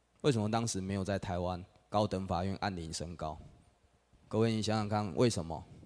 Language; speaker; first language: Chinese; native; Chinese